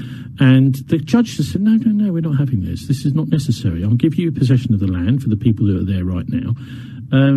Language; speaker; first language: English; native; English